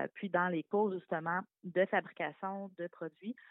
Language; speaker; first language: French; native; French